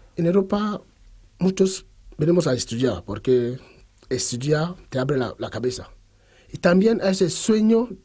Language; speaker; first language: Spanish; non-native, fluent; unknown